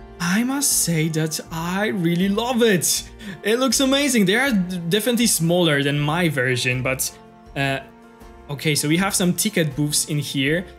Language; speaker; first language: English; non-native, fluent; Polish